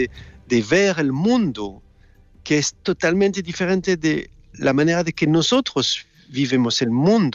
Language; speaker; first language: Spanish; non-native, fluent; French